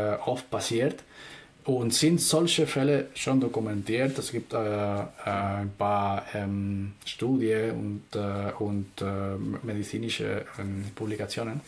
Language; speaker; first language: German; non-native, fluent; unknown